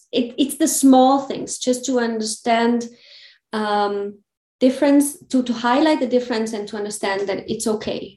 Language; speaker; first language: English; non-native, fluent; German